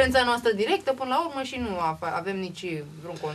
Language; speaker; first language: Romanian; native; Romanian